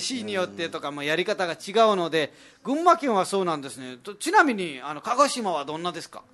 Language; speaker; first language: Japanese; non-native, fluent; Nepali